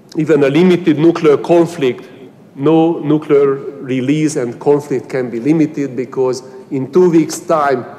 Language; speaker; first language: English; non-native, fluent; Hungarian